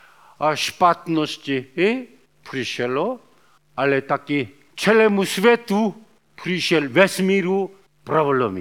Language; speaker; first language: Czech; non-native, learner; Korean